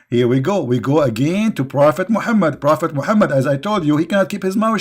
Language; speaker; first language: English; non-native, fluent; Arabic